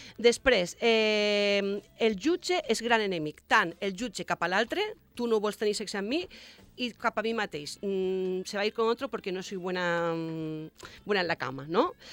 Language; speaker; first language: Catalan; non-native, local second language; Spanish